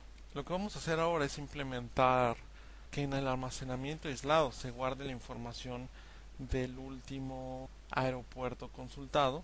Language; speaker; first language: Spanish; native; Spanish